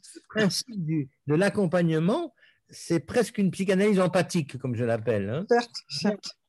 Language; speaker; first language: French; native; French